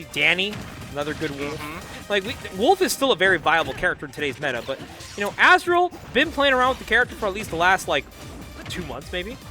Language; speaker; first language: English; native; English